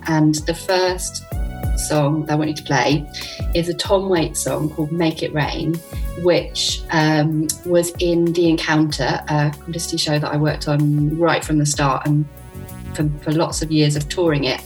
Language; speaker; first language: English; native; English